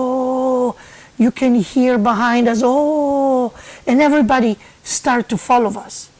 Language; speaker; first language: English; non-native, fluent; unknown